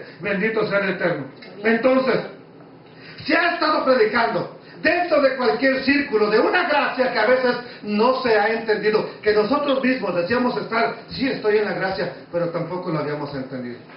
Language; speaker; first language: Spanish; native; Spanish